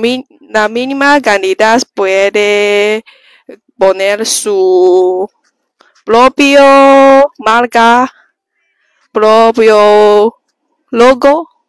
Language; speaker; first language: Spanish; non-native, learner; Chinese